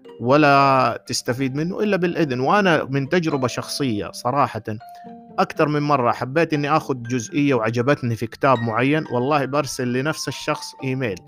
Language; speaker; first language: Arabic; native; Arabic